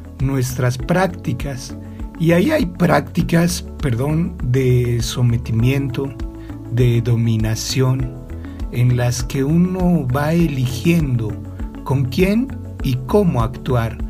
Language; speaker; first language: Spanish; native; Spanish